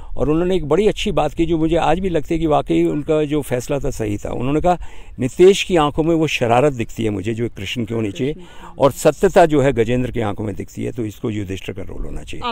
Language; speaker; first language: Hindi; native; Hindi